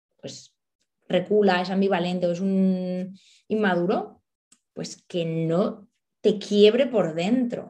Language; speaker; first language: Spanish; native; Spanish